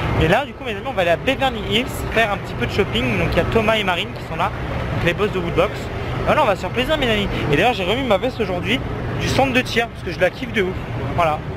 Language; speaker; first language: French; native; French